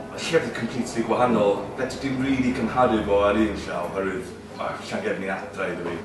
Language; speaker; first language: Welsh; native; Welsh